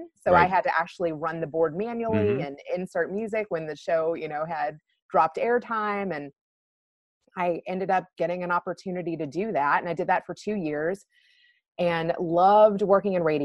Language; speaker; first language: English; native; English